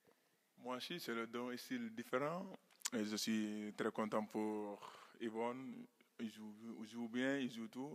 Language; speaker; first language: French; non-native, local second language; Wolof